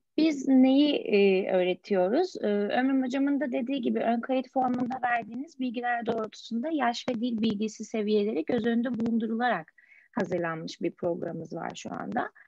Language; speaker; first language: Turkish; native; Turkish